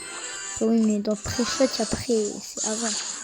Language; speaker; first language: French; native; French